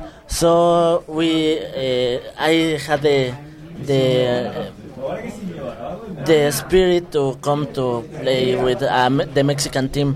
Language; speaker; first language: English; non-native, fluent; Spanish